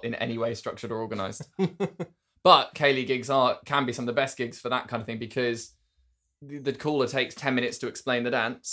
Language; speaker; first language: English; native; English